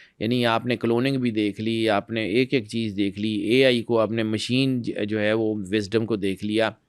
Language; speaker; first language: Urdu; non-native, local second language; Punjabi